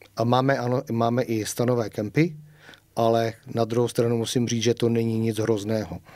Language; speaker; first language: Czech; native; Czech